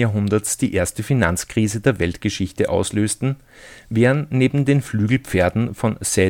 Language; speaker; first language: German; native; German